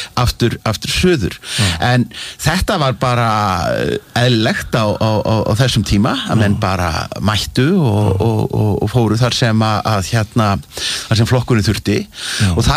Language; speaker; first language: Icelandic; native; Icelandic